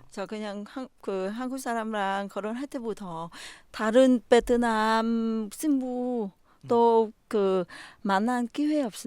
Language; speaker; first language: Korean; non-native, learner; Vietnamese